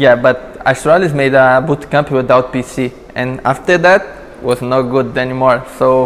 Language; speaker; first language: English; non-native, learner; Portuguese